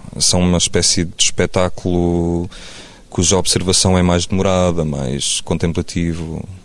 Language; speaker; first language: Portuguese; early bilingual, other home language; French